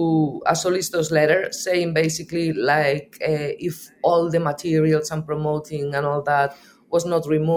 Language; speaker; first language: English; non-native, fluent; Spanish